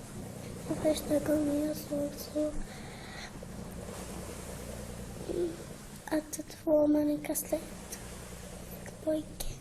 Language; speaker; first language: Swedish; non-native, learner; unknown